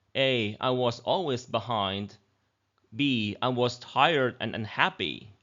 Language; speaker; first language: English; non-native, fluent; Thai